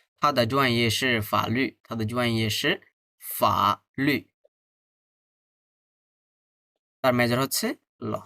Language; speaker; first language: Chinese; non-native, fluent; Bangla